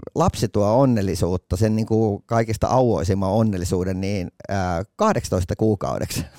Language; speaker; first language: Finnish; native; Finnish